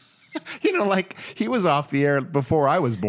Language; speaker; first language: English; native; English